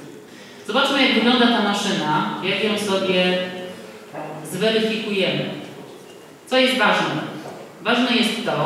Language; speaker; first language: Polish; native; Polish